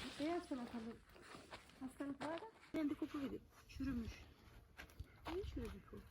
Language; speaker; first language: Turkish; native; Turkish